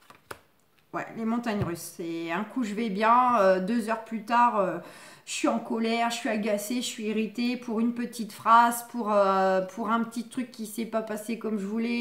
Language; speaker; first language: French; native; French